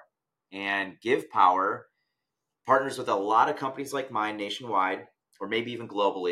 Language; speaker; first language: English; native; English